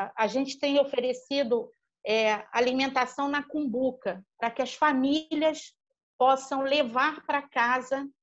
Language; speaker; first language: Portuguese; native; Portuguese